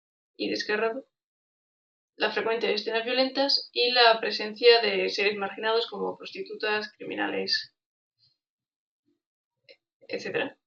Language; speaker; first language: Spanish; native; Spanish